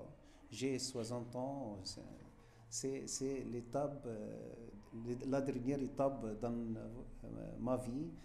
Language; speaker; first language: French; non-native, fluent; Arabic